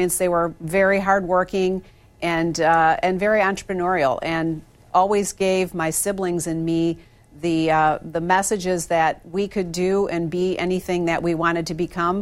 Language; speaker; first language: English; native; English